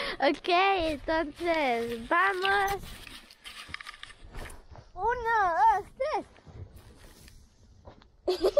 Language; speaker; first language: Spanish; early bilingual, heritage; Spanish